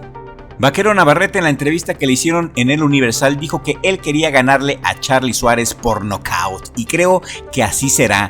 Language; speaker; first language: Spanish; native; Spanish